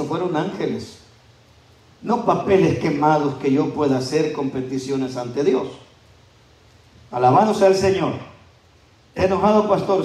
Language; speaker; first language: Spanish; native; Spanish